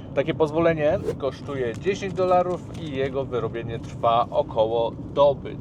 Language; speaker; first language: Polish; native; Polish